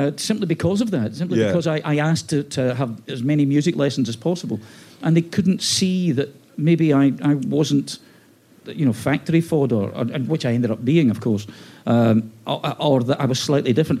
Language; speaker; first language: English; native; English